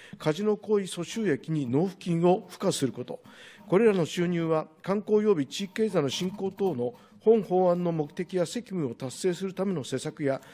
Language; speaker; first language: Japanese; native; Japanese